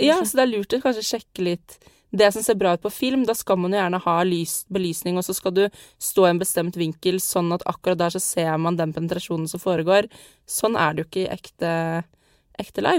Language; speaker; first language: Norwegian; native; Norwegian